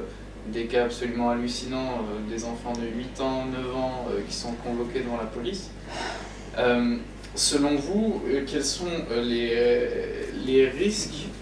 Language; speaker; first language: French; native; French